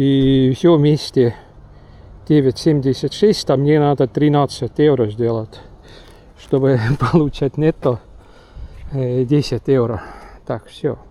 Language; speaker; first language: Russian; non-native, local second language; Estonian